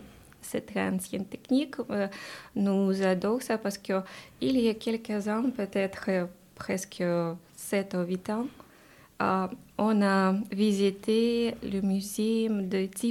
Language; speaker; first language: French; non-native, learner; Ukrainian